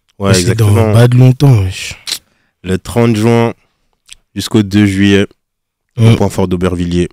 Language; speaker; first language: French; early bilingual, other home language; Lingala